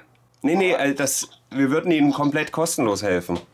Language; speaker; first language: German; native; German